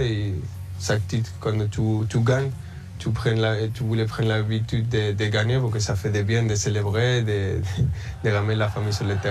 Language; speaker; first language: French; early bilingual, other home language; Spanish